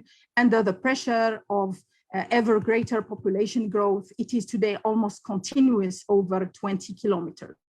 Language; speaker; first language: English; non-native, local second language; Arabic